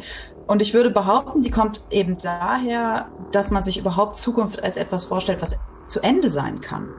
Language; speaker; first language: German; native; German